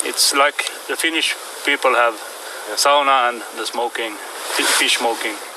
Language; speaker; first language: English; non-native, learner; Swedish